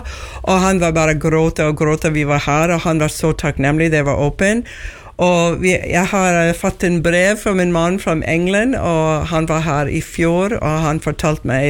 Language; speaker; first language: Norwegian; non-native, learner; English